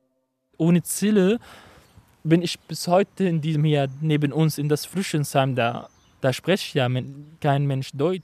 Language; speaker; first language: German; non-native, fluent; Arabic